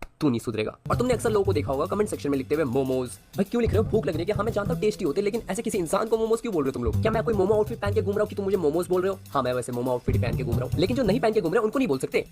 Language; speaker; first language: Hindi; non-native, local second language; Assamese